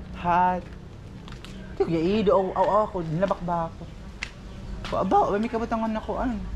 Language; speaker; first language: Filipino; non-native, local second language; Cebuano